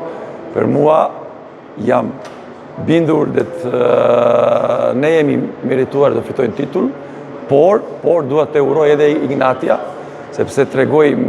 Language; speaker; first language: Albanian; non-native, learner; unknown